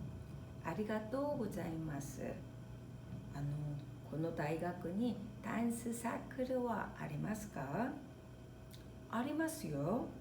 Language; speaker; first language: Japanese; non-native, fluent; Korean